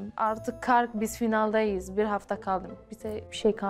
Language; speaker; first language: Turkish; non-native, learner; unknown